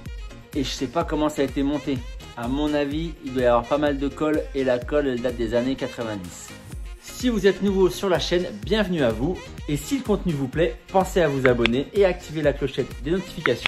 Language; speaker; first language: French; native; French